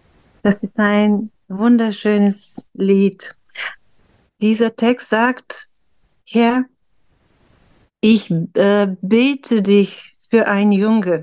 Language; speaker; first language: German; non-native, fluent; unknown